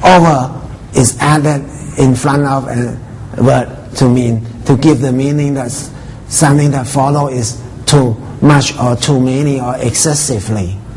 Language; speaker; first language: English; non-native, fluent; Thai